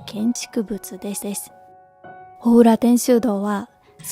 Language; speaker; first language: Japanese; non-native, fluent; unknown